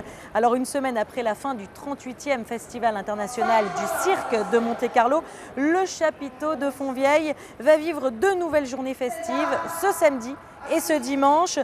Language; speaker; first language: French; native; French